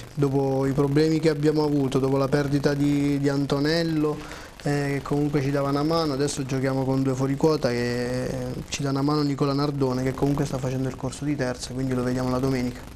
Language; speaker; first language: Italian; native; Italian